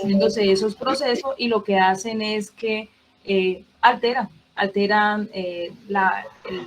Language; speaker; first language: Spanish; native; Spanish